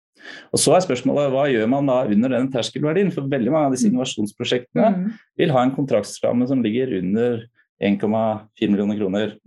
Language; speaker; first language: Norwegian; native; Norwegian